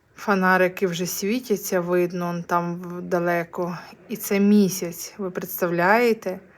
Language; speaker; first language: Ukrainian; native; Ukrainian